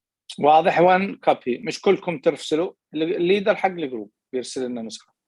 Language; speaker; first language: Arabic; native; Arabic